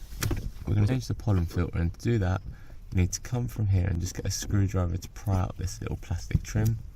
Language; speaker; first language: English; native; English